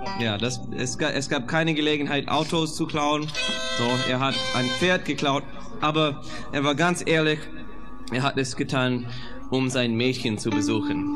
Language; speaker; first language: German; non-native, fluent; English